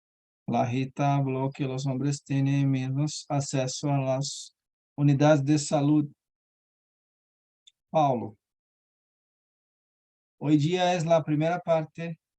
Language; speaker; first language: Spanish; non-native, learner; Portuguese